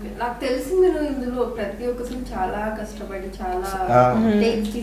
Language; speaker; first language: Telugu; native; Telugu